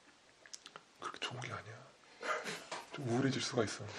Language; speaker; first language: Korean; native; Korean